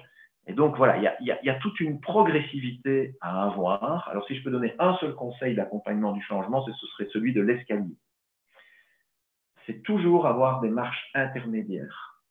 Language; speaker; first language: French; native; French